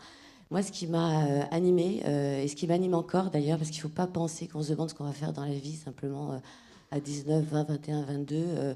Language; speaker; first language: French; native; French